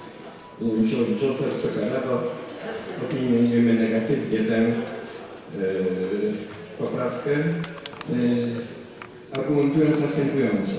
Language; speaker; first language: Polish; native; Polish